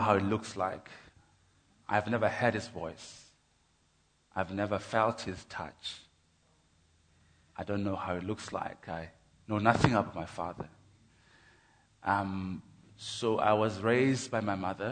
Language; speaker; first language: English; non-native, local second language; Xhosa